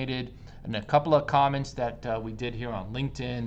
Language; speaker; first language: English; native; English